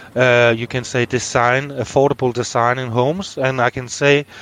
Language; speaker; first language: English; non-native, fluent; Danish